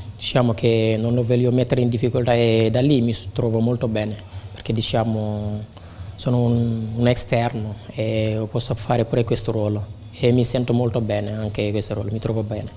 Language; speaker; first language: Italian; non-native, fluent; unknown